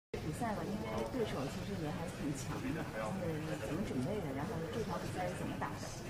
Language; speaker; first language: Chinese; native; Chinese